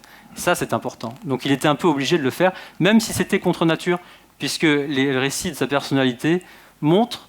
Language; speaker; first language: French; native; French